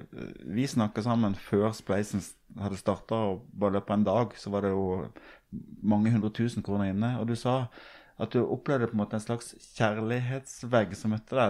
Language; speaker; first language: Norwegian; native; Norwegian